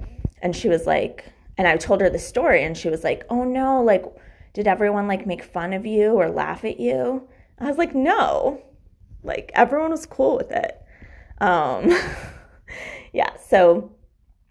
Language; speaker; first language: English; native; English